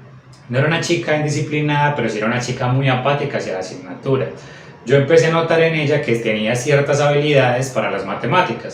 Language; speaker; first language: Spanish; native; Spanish